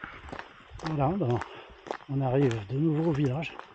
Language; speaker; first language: French; native; French